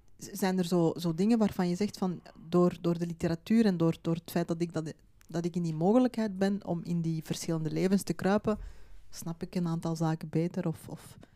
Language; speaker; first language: Dutch; early bilingual, other home language; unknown